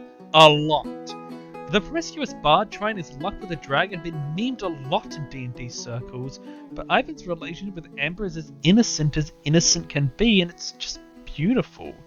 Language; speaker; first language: English; native; English